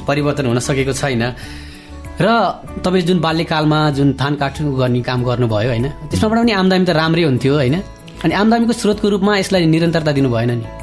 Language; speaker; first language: Nepali; native; Nepali